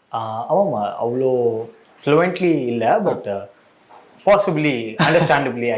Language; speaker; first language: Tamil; non-native, learner; Kashmiri